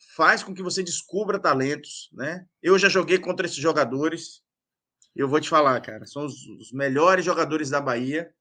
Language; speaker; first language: Portuguese; native; Portuguese